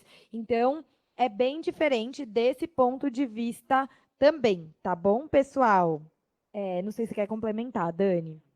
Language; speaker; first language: Portuguese; native; Portuguese